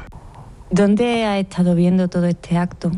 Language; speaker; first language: Spanish; native; Spanish